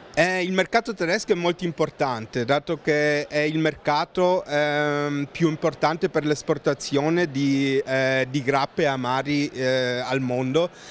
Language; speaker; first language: Italian; early bilingual, heritage; Italian